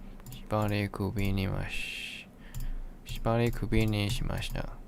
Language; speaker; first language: Japanese; non-native, learner; English